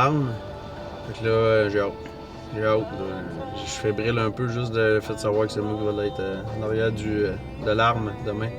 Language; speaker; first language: French; native; French